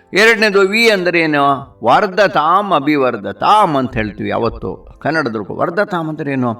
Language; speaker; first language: Kannada; non-native, local second language; Tamil